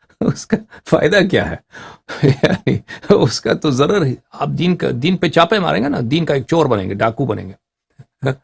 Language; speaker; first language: Urdu; native; Urdu